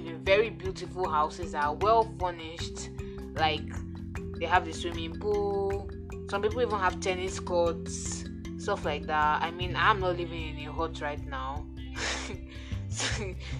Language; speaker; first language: English; non-native, local second language; Yoruba